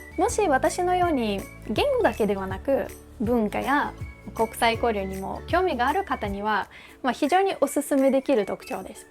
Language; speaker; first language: Japanese; non-native, fluent; Russian